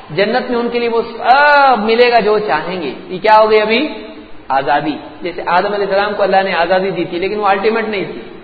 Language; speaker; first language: Urdu; native; Urdu